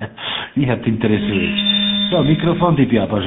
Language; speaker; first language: Russian; non-native, learner; German